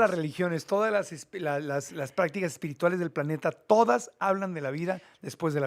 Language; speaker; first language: Spanish; native; Spanish